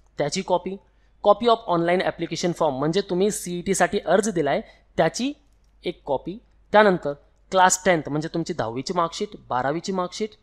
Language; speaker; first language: Marathi; non-native, local second language; Hindi